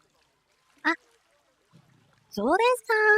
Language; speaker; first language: Japanese; non-native, learner; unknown